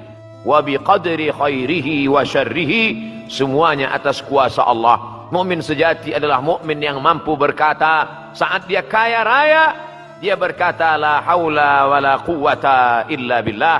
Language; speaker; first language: Malay; native; Malay